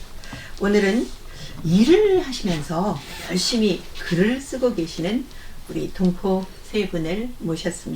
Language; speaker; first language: Korean; native; Korean